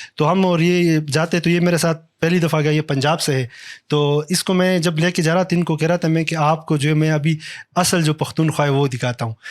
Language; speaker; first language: Urdu; non-native, local second language; Pashto